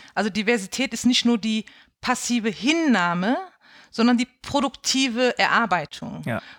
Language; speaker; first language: German; early bilingual, other home language; Kurdish